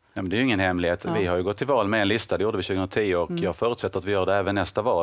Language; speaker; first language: Swedish; native; Swedish